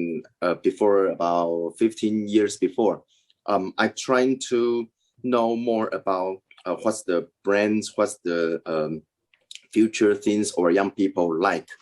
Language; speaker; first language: English; non-native, learner; Chinese